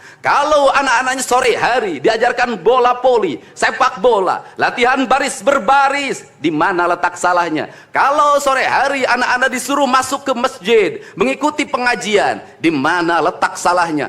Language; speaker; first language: Indonesian; native; Indonesian